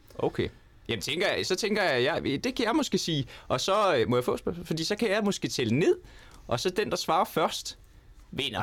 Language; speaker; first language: Danish; native; Danish